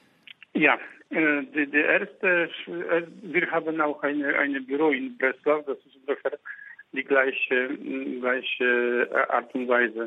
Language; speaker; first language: German; non-native, fluent; Polish